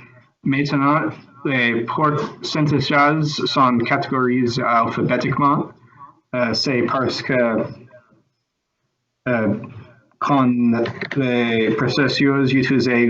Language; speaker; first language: French; non-native, learner; English